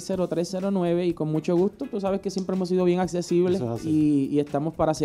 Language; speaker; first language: Spanish; native; Spanish